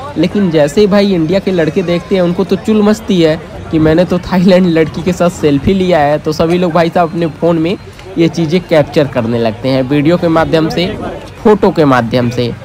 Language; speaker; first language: Hindi; native; Hindi